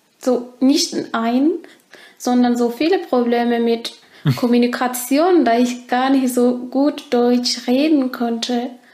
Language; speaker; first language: German; non-native, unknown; Turkish